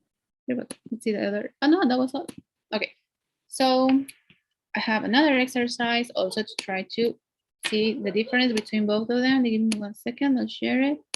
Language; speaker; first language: English; non-native, fluent; Spanish